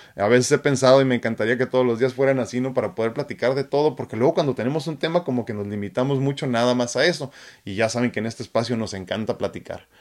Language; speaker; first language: Spanish; native; Spanish